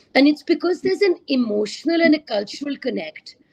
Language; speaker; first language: English; non-native, local second language; Urdu